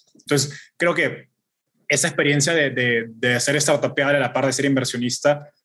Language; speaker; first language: Spanish; native; Spanish